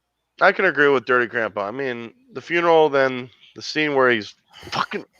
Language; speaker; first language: English; native; English